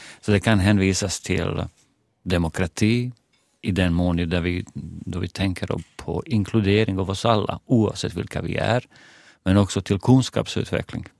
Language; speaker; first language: Swedish; non-native, fluent; Bosnian